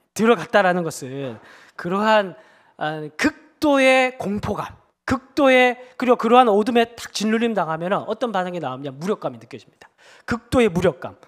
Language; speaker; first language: Korean; native; Korean